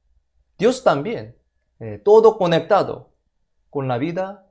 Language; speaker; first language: Spanish; non-native, fluent; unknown